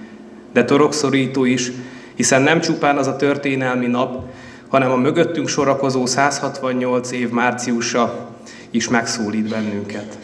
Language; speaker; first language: Hungarian; native; Hungarian